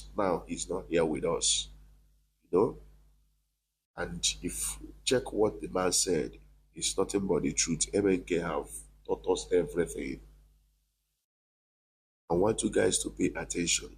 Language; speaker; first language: English; non-native, local second language; Igbo